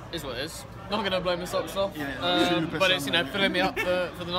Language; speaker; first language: English; native; English